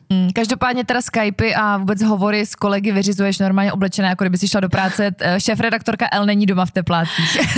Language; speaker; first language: Czech; native; Czech